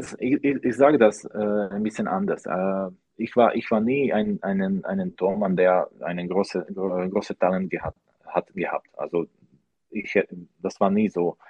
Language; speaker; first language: German; non-native, learner; Slovak